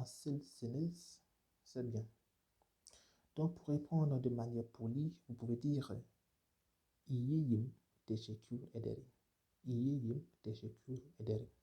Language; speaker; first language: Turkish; non-native, fluent; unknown